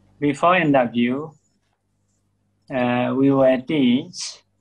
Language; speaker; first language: English; non-native, learner; Burmese